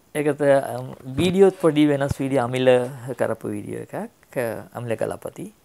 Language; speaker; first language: Sinhala; non-native, local second language; Tamil